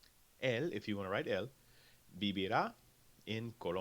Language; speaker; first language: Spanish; non-native, fluent; English